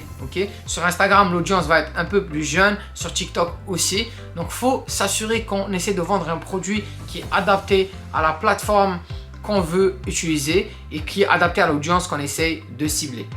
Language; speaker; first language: French; native; French